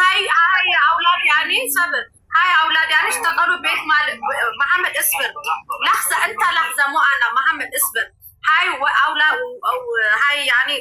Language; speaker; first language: Arabic; non-native, learner; Amharic